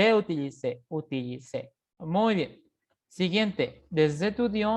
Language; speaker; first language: French; non-native, fluent; Spanish